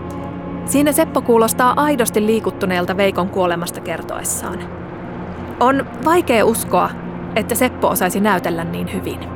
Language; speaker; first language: Finnish; native; Finnish